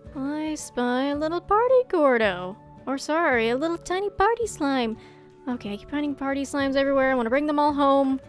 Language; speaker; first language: English; native; English